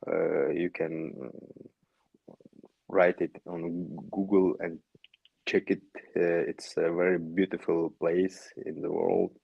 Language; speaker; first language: English; non-native, learner; Yakut